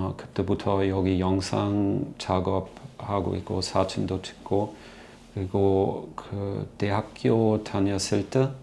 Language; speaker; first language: Korean; non-native, fluent; German